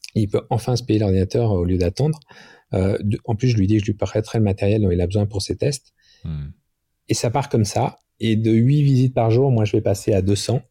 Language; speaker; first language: French; native; French